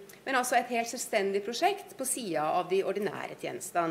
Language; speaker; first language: Norwegian; native; Norwegian